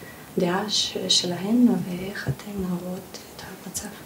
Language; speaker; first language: Hebrew; non-native, fluent; Russian